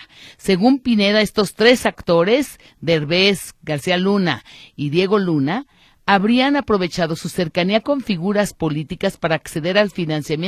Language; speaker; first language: Spanish; native; Spanish